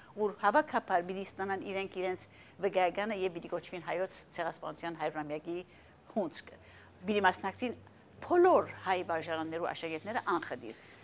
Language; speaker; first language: Armenian; native; Armenian